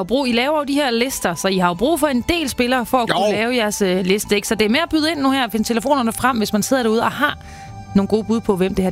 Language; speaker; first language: Danish; native; Danish